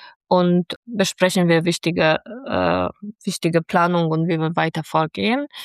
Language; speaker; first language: German; non-native, fluent; Polish